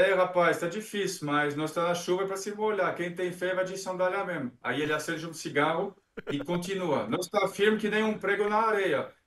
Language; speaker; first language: Portuguese; non-native, fluent; French